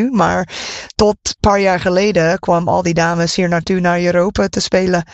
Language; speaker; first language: Dutch; non-native, fluent; English